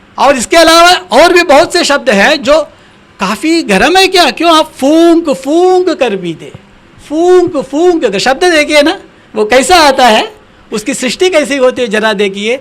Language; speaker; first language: Hindi; non-native, local second language; Tamil